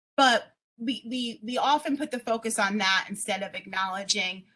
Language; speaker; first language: English; native; English